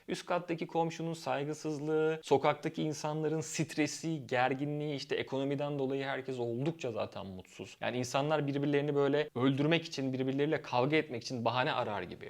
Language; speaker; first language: Turkish; native; Turkish